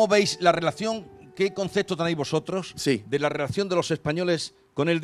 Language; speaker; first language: Spanish; native; Spanish